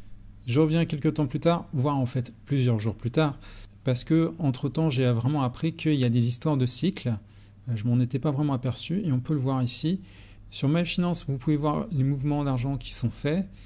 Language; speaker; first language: French; native; French